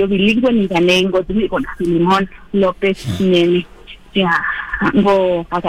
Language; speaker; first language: Spanish; non-native, local second language; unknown